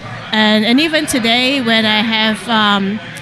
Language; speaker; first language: English; non-native, local second language; Cantonese